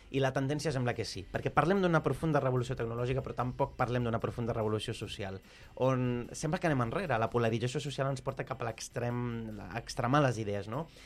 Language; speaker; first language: Catalan; early bilingual, other home language; Arabic